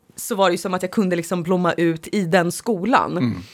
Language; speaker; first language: Swedish; early bilingual, other home language; Finnish